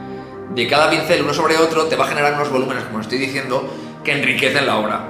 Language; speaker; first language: Spanish; native; Spanish